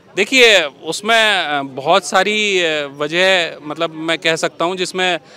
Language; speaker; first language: Hindi; native; Hindi